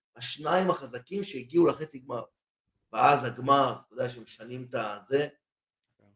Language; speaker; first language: Hebrew; native; Hebrew